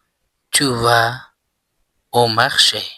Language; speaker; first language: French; non-native, fluent; Persian